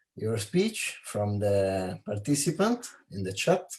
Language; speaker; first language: English; non-native, fluent; Italian